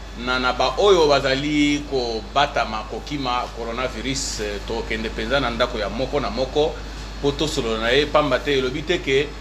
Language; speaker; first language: Lingala; native; Lingala